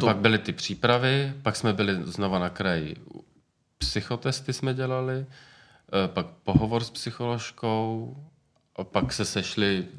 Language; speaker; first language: Czech; native; Czech